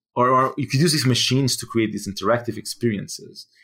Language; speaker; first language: English; non-native, fluent; Portuguese